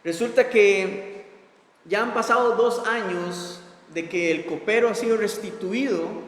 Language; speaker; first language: Spanish; native; Spanish